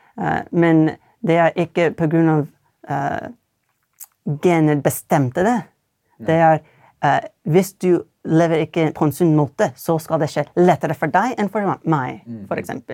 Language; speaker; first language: Norwegian; non-native, fluent; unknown